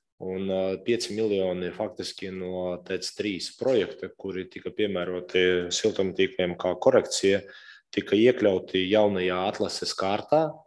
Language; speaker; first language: Latvian; non-native, local second language; Russian